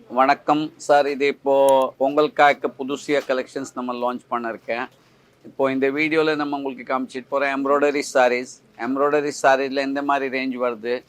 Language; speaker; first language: Tamil; non-native, learner; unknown